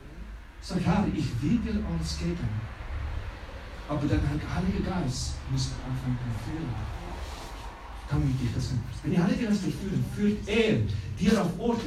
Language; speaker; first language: German; non-native, learner; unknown